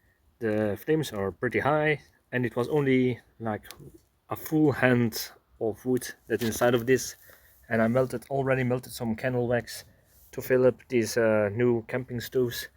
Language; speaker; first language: English; non-native, fluent; Dutch